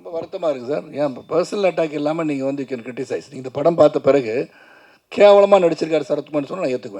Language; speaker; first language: Tamil; native; Tamil